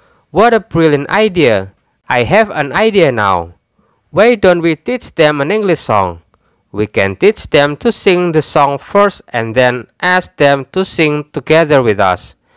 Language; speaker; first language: English; non-native, fluent; Indonesian